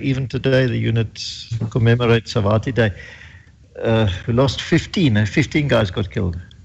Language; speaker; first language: English; non-native, local second language; Afrikaans